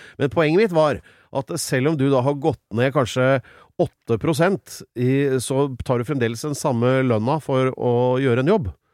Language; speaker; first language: Norwegian; native; Norwegian